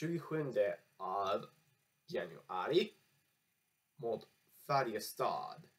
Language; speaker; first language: Swedish; non-native, learner; English